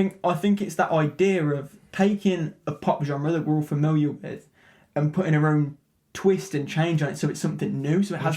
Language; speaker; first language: English; native; English